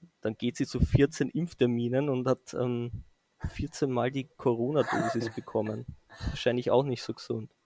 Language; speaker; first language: German; native; German